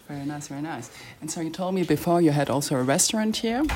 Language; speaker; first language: English; non-native, learner; French